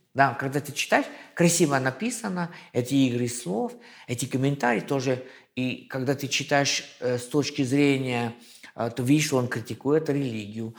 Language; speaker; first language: Russian; non-native, fluent; French